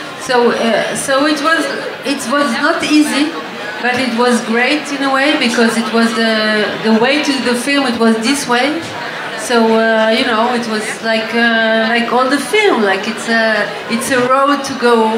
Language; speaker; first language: English; non-native, fluent; French